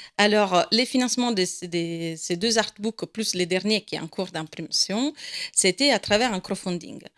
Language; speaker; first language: French; non-native, fluent; Italian